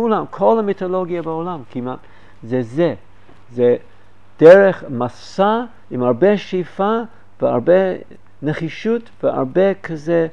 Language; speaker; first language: Hebrew; non-native, fluent; English